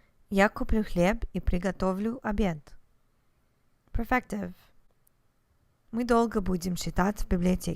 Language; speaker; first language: Russian; non-native, fluent; English